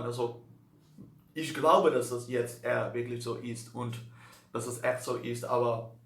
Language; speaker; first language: German; non-native, learner; Dutch